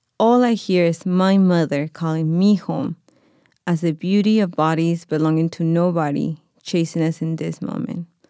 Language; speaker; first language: English; non-native, fluent; Spanish